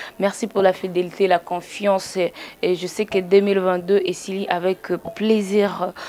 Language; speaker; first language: French; non-native, local second language; Lingala